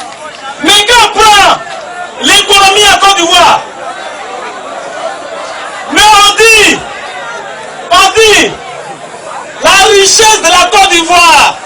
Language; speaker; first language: French; non-native, local second language; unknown